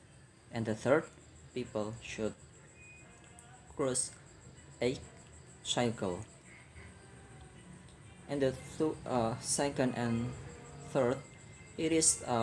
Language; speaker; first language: English; non-native, learner; Indonesian